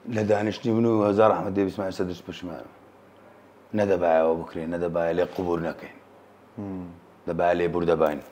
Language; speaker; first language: Central Kurdish; native; Central Kurdish